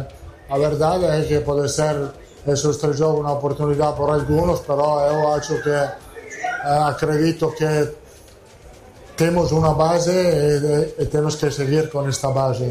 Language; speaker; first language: Portuguese; non-native, fluent; Italian